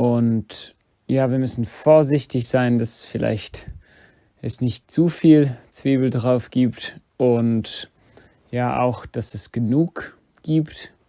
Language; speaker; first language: German; non-native, fluent; English